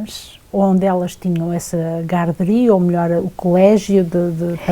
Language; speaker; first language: Portuguese; early bilingual, heritage; Portuguese